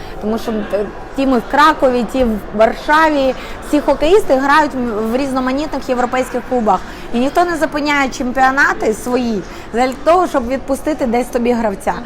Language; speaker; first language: Ukrainian; native; Ukrainian